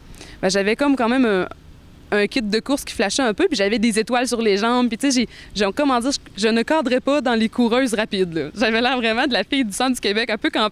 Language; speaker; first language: French; native; French